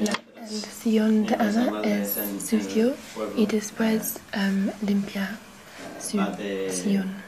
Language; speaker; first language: Spanish; non-native, learner; English